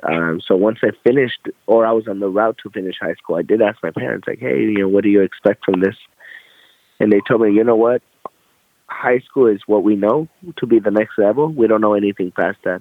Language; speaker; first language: English; native; English